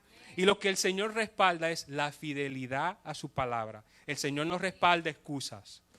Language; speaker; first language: Spanish; native; Spanish